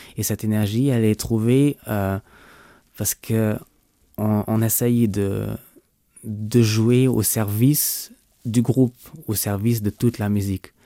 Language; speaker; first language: French; non-native, local second language; Luxembourgish